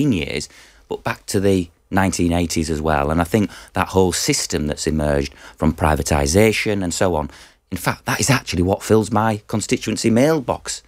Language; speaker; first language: English; native; English